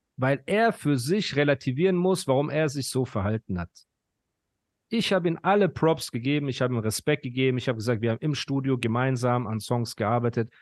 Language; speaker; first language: German; early bilingual, other home language; Persian